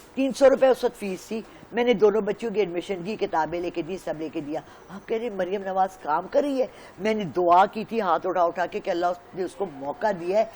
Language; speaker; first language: Urdu; non-native, local second language; Pashto